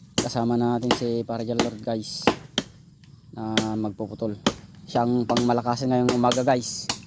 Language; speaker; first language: Filipino; non-native, local second language; Iloko